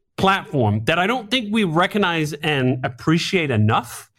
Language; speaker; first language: English; non-native, fluent; Danish